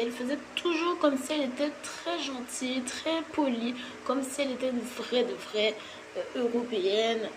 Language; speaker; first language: French; native; French